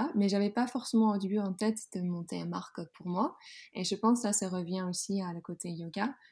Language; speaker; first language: French; non-native, fluent; Dutch